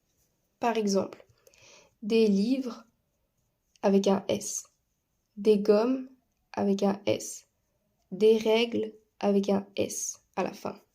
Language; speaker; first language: French; non-native, fluent; Spanish